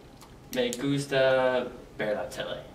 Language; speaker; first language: Spanish; non-native, learner; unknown